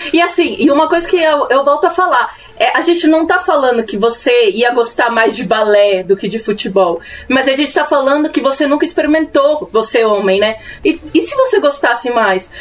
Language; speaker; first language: Portuguese; early bilingual, other home language; Spanish